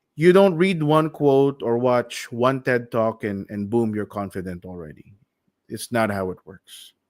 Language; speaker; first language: English; non-native, local second language; Filipino